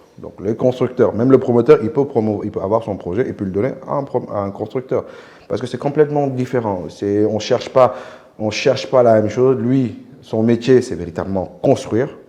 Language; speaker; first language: French; non-native, local second language; Wolof